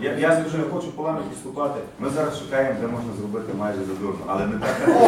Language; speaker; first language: Ukrainian; native; Ukrainian